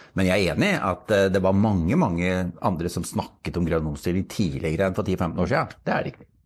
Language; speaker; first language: Norwegian; native; Norwegian